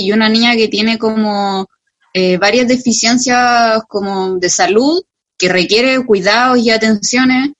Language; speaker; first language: Spanish; native; Spanish